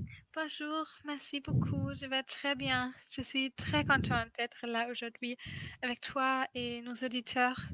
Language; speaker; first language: French; non-native, fluent; German